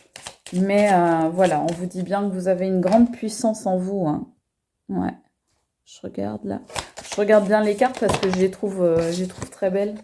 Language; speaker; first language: French; native; French